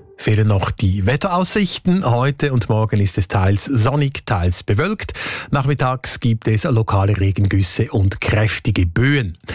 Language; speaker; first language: German; native; German